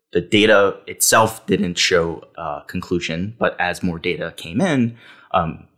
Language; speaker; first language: English; native; English